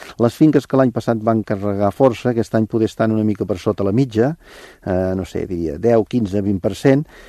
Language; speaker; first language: Catalan; native; Catalan